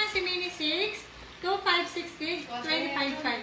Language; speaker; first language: Filipino; native; Filipino